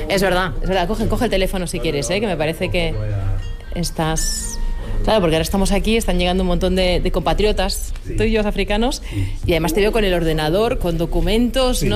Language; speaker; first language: Spanish; native; Spanish